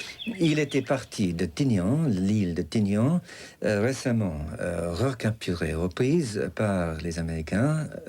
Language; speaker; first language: French; non-native, fluent; English